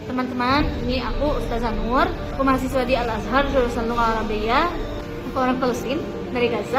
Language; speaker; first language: Indonesian; non-native, fluent; Arabic